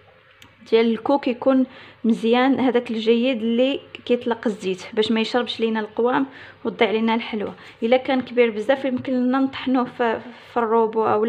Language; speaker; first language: Arabic; native; Arabic